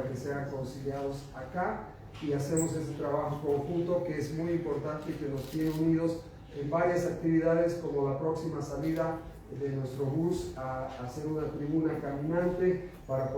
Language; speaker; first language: Spanish; native; Spanish